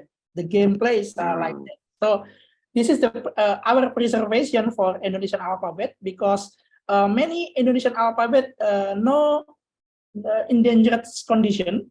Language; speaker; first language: English; non-native, learner; Indonesian